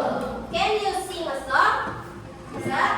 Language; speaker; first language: English; non-native, learner; Indonesian